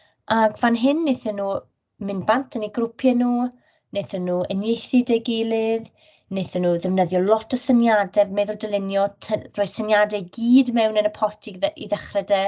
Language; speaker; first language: Welsh; native; Welsh